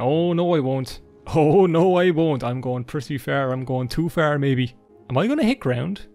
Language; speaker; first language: English; native; English